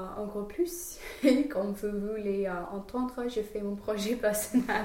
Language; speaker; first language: French; non-native, fluent; English